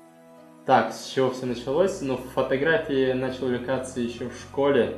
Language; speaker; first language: Russian; native; Russian